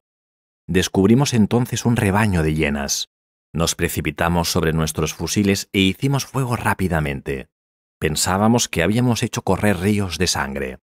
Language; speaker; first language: Spanish; native; Spanish